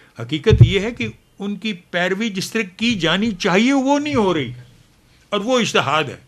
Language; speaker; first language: Urdu; non-native, local second language; Punjabi